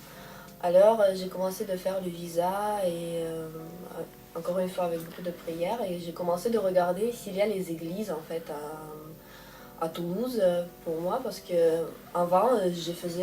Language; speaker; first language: French; non-native, fluent; Russian